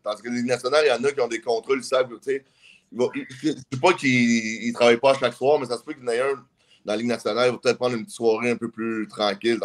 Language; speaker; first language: French; native; French